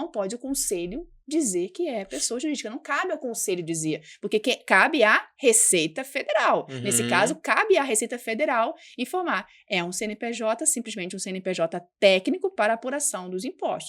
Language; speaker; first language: Portuguese; native; Portuguese